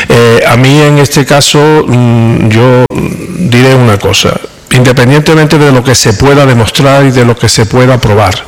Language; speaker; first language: Spanish; native; Spanish